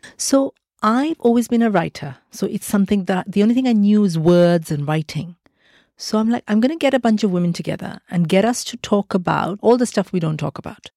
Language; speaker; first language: English; non-native, local second language; Malayalam